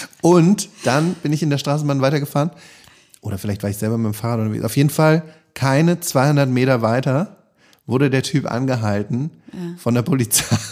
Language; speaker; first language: German; native; German